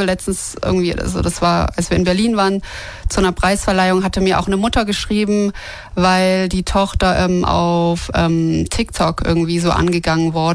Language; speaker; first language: German; native; German